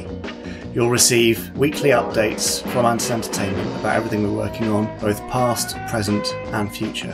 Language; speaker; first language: English; native; English